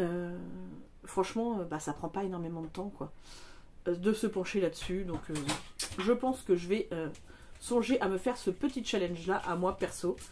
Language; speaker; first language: French; native; French